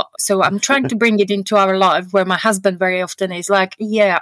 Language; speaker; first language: English; non-native, fluent; Slovak